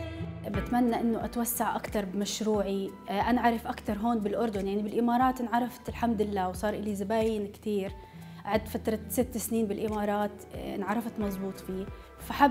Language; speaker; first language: Arabic; native; Arabic